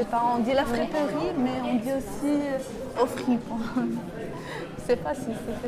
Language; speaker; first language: French; non-native, local second language; Arabic